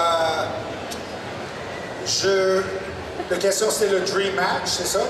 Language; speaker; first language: French; non-native, local second language; English